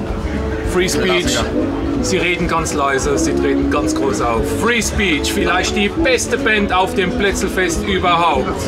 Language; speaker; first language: German; native; German